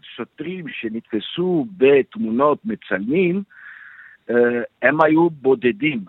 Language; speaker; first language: Hebrew; non-native, fluent; Portuguese